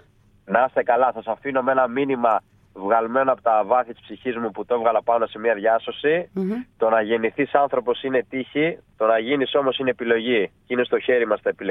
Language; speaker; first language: Greek; native; Greek